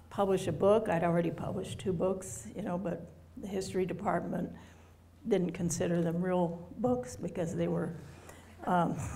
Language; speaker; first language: English; native; English